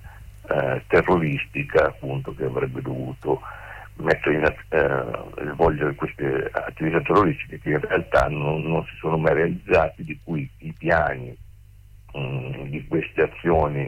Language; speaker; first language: Italian; native; Italian